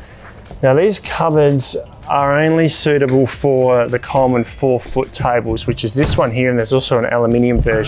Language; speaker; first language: English; native; English